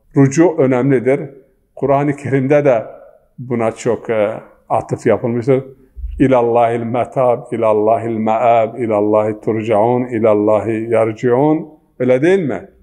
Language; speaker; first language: Turkish; non-native, local second language; Zaza